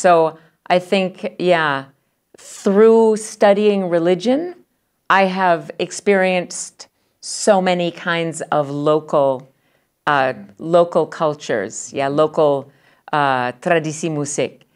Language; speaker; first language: English; native; English